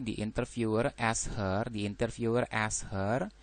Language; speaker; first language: English; non-native, fluent; Indonesian